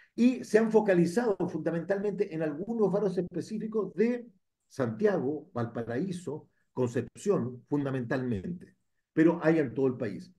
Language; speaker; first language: Spanish; native; Spanish